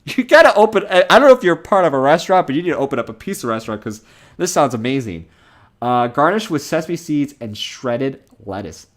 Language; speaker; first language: English; native; English